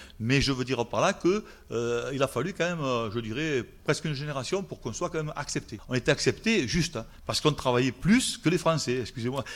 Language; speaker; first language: French; native; French